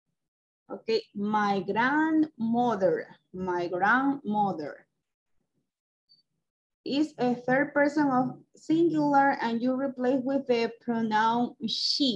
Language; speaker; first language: English; non-native, local second language; Spanish